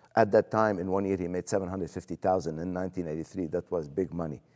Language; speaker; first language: English; non-native, fluent; Arabic